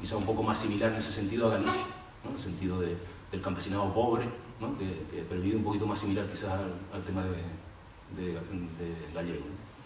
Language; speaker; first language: Spanish; native; Spanish